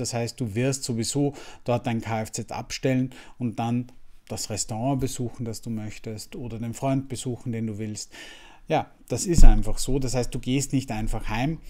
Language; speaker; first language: German; native; German